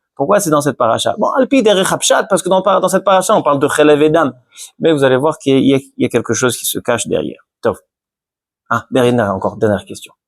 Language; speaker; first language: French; native; French